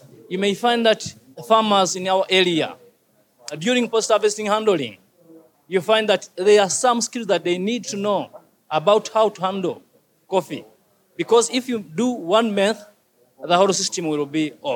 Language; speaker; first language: English; non-native, local second language; Ganda